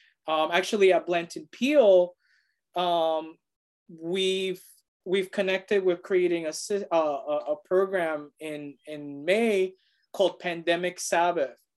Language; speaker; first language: English; early bilingual, other home language; Spanish